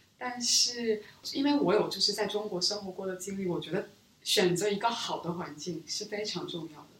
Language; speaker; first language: Chinese; early bilingual, other home language; Korean